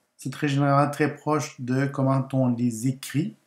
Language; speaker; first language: French; non-native, fluent; Spanish